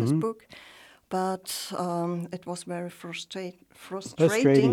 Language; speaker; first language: English; non-native, fluent; German